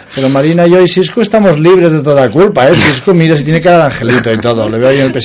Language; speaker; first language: Spanish; non-native, local second language; Catalan